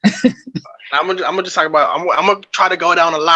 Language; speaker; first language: English; native; English